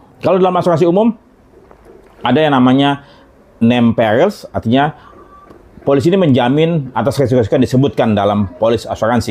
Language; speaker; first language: Indonesian; native; Indonesian